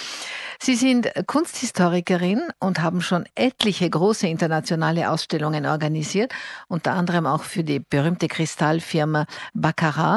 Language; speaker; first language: German; native; German